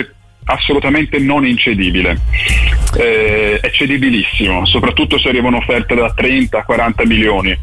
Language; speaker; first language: Italian; native; Italian